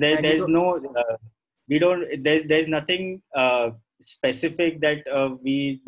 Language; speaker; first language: English; non-native, local second language; Gujarati